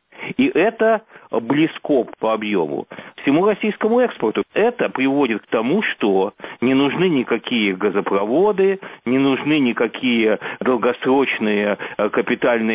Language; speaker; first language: Russian; native; Russian